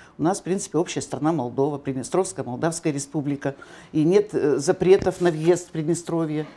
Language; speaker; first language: Russian; native; Russian